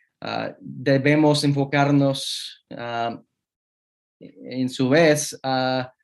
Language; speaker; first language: Spanish; non-native, fluent; English